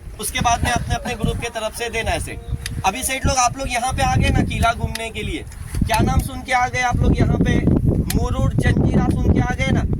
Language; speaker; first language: Hindi; non-native, local second language; Marathi